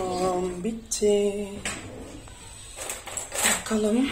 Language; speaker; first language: Turkish; early bilingual, heritage; Dutch